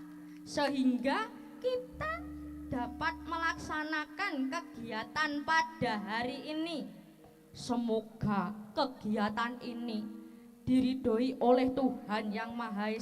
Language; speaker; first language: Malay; non-native, local second language; Javanese